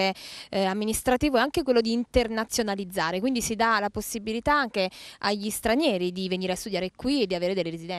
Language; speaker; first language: Italian; native; Italian